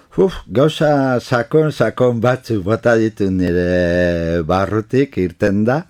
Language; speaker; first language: Basque; non-native, local second language; Spanish